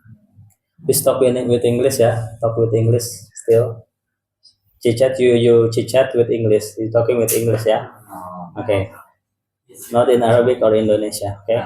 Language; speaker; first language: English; non-native, learner; Indonesian